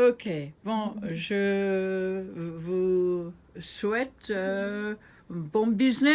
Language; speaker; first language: French; non-native, learner; English